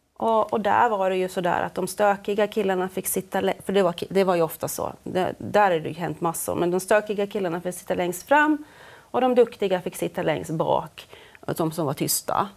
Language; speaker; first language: Swedish; native; Swedish